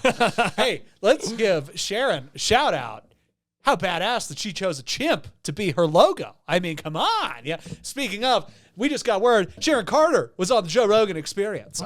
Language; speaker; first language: English; native; English